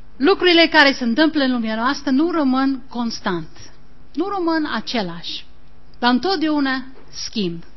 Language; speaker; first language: Romanian; non-native, learner; English